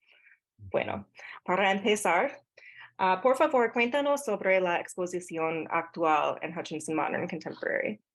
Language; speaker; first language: Spanish; non-native, fluent; English